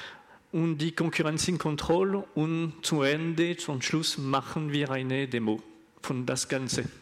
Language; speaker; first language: German; non-native, learner; French